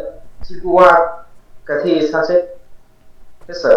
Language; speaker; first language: Korean; non-native, learner; Vietnamese